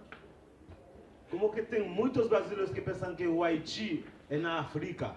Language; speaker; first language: Portuguese; non-native, fluent; Haitian Creole